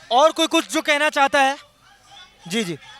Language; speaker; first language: Hindi; native; Hindi